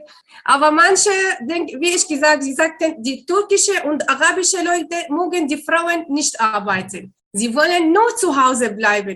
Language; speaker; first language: German; non-native, learner; Arabic